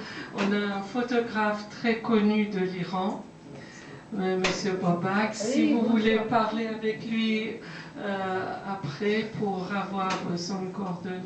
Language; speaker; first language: French; non-native, fluent; Persian